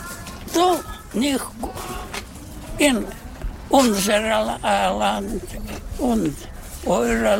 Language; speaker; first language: German; non-native, learner; Russian